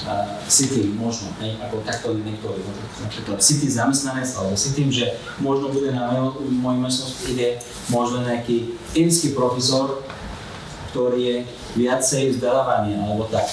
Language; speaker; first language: Slovak; non-native, fluent; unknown